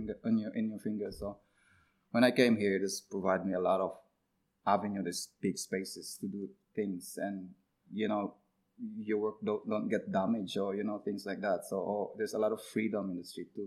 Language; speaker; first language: English; non-native, local second language; Cebuano